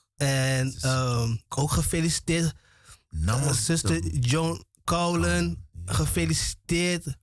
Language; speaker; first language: Dutch; native; Dutch